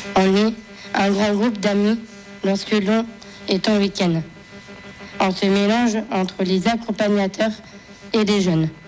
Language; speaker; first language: French; native; French